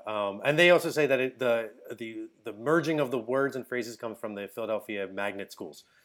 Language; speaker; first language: English; native; English